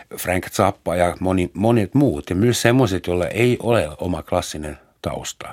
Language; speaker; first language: Finnish; non-native, fluent; German